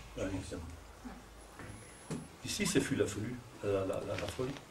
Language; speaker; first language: French; non-native, fluent; Spanish